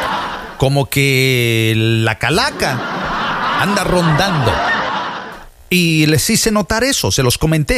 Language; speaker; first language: Spanish; native; Spanish